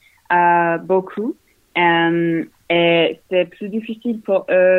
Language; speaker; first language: French; non-native, learner; English